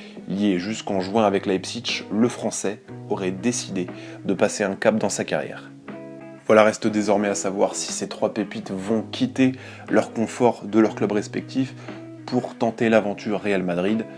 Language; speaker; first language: French; native; French